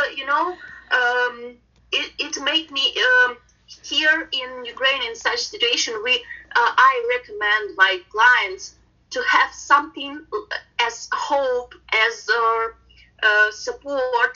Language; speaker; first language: English; non-native, fluent; Ukrainian